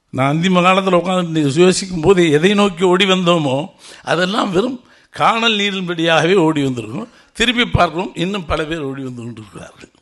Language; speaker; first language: Tamil; native; Tamil